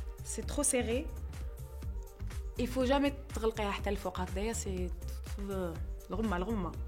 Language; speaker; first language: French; non-native, local second language; Arabic